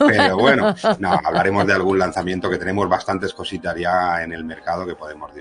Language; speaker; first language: Spanish; native; Spanish